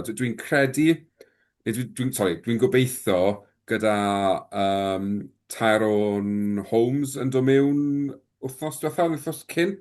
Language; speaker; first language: Welsh; native; Welsh